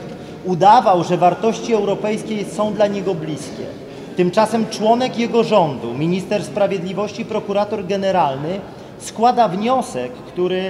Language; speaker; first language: Polish; native; Polish